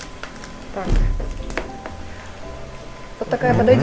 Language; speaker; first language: Russian; native; Russian